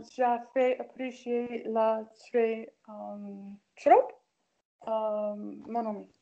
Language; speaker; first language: French; non-native, learner; English